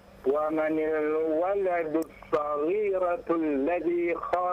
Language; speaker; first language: Arabic; non-native, learner; Indonesian